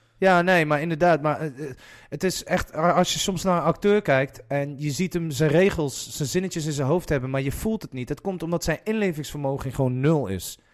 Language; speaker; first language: Dutch; early bilingual, other home language; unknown